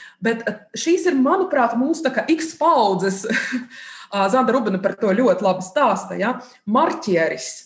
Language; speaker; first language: Latvian; non-native, fluent; Russian